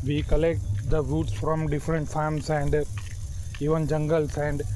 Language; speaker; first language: English; non-native, local second language; Gujarati